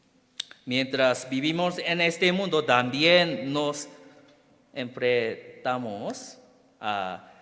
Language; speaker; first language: Spanish; non-native, fluent; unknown